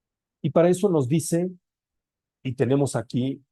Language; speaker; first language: Spanish; native; Spanish